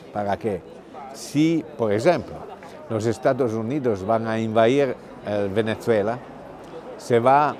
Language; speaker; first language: Spanish; non-native, fluent; Italian